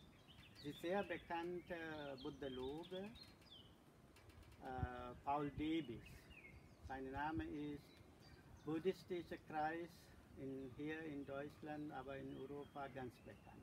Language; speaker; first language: German; non-native, learner; Sinhala